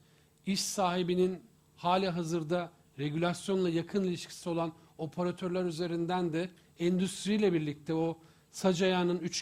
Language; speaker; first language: Turkish; native; Turkish